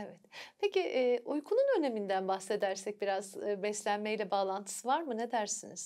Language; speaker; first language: Turkish; native; Turkish